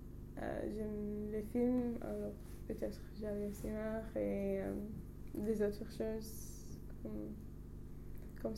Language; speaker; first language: French; non-native, learner; English